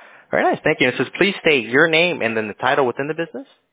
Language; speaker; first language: English; early bilingual, other home language; Spanish